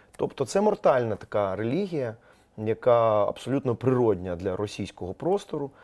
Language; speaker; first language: Ukrainian; non-native, local second language; Russian